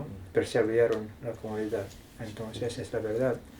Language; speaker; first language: Spanish; non-native, fluent; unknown